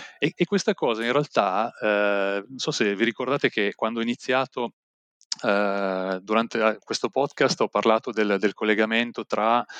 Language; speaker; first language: Italian; native; Italian